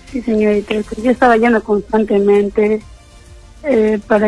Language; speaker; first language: Spanish; native; Spanish